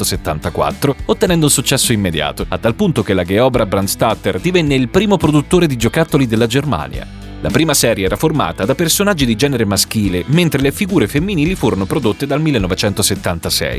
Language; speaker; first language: Italian; native; Italian